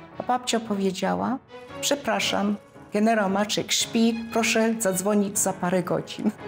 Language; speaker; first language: Polish; early bilingual, heritage; Polish